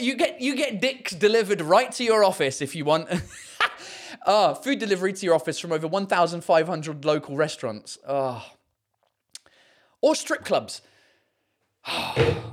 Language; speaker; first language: English; native; English